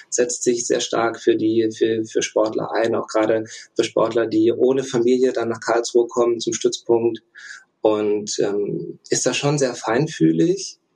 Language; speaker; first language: German; early bilingual, other home language; Russian